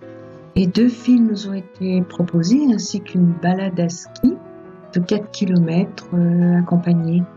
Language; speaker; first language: French; native; French